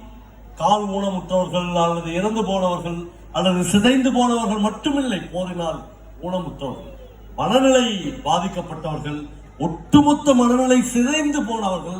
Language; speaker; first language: Tamil; native; Tamil